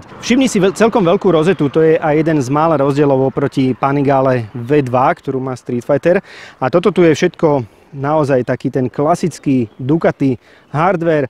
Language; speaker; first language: Slovak; native; Slovak